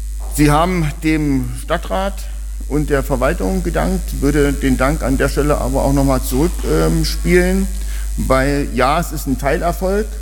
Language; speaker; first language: German; native; German